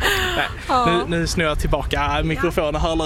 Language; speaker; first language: Swedish; native; Swedish